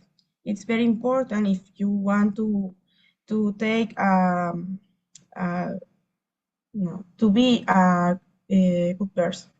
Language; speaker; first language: English; non-native, learner; Spanish